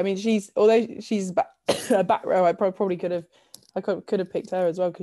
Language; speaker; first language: English; native; English